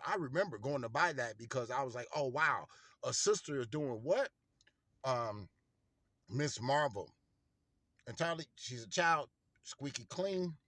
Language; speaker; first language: English; native; English